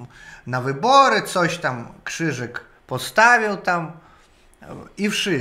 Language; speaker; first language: Polish; non-native, learner; Russian